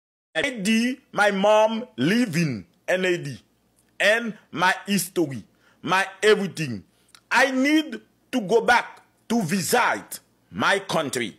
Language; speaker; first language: English; non-native, learner; Haitian Creole